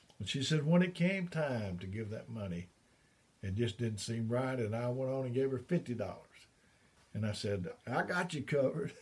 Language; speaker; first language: English; native; English